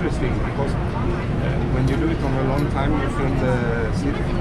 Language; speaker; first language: English; non-native, learner; Swedish